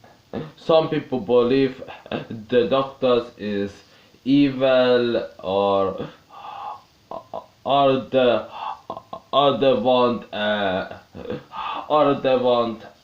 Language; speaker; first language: English; non-native, learner; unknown